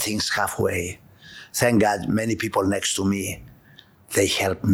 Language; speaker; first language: English; non-native, fluent; Greek